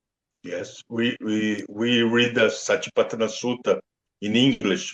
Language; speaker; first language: English; non-native, learner; Portuguese